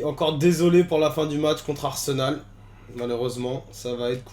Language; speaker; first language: French; native; French